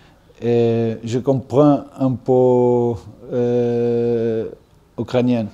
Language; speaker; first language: French; non-native, learner; Portuguese